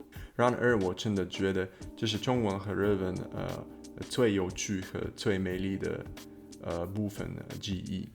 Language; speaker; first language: Chinese; non-native, fluent; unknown